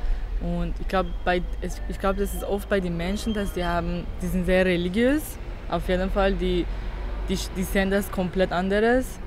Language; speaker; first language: German; non-native, fluent; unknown